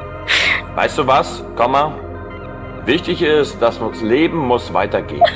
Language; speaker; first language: German; early bilingual, other home language; Albanian